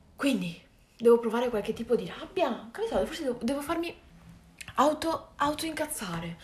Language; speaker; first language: Italian; native; Italian